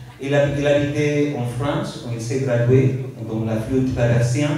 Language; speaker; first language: French; non-native, learner; Spanish